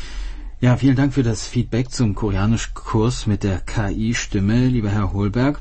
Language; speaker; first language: German; native; German